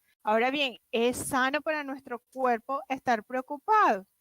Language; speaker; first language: Spanish; native; Spanish